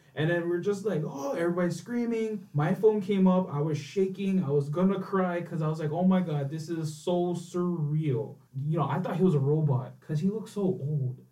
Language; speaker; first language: English; native; English